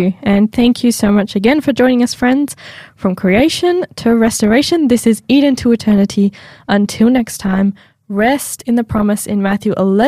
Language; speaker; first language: English; native; English